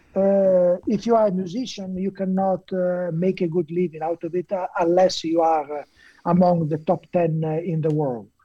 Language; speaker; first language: English; non-native, fluent; Italian